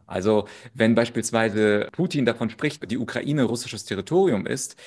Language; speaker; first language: German; early bilingual, other home language; Russian